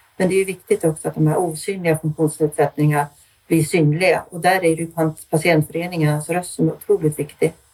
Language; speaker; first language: Swedish; native; Swedish